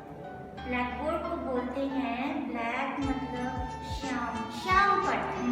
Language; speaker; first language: Hindi; native; Hindi